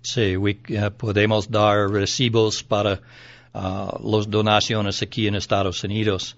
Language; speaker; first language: Spanish; non-native, learner; English